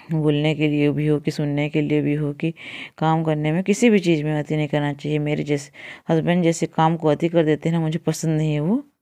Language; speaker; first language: Hindi; non-native, local second language; Odia